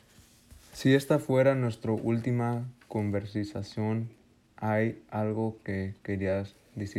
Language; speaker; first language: Spanish; early bilingual, heritage; Spanish